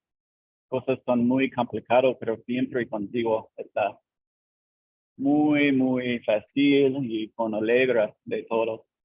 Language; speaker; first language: Spanish; non-native, learner; English